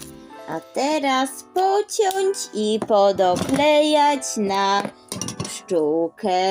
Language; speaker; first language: Polish; early bilingual, heritage; Polish